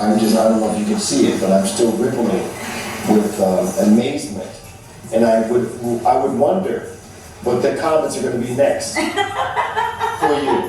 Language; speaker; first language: English; native; English